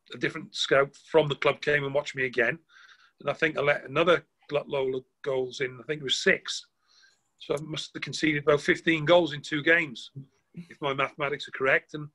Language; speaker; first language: English; native; English